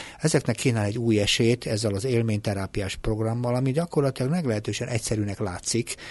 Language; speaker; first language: Hungarian; native; Hungarian